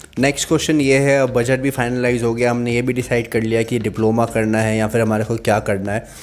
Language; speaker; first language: Hindi; native; Hindi